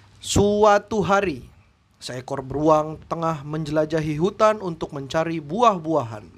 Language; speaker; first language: Indonesian; native; Indonesian